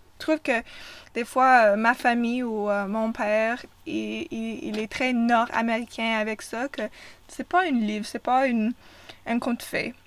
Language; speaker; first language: French; non-native, fluent; English